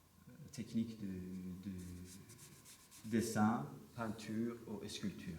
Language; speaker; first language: French; non-native, learner; Persian